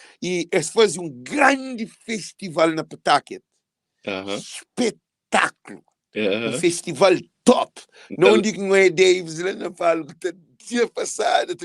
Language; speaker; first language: Portuguese; non-native, local second language; Kabuverdianu